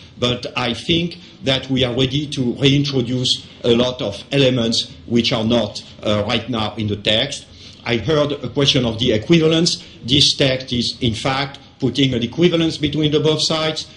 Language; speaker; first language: English; non-native, fluent; French